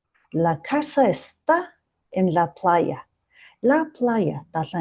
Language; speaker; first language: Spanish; non-native, fluent; Mongolian